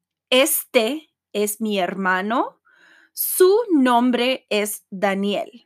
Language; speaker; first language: Spanish; non-native, learner; English